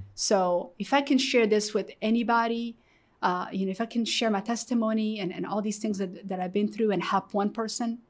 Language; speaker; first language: English; early bilingual, other home language; Arabic